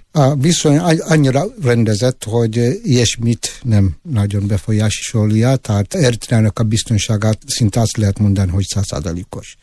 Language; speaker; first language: Hungarian; non-native, fluent; Tigrinya